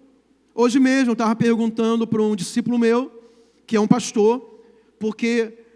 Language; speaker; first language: Portuguese; native; Portuguese